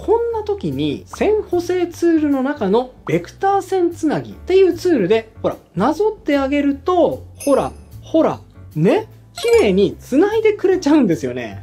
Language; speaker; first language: Japanese; native; Japanese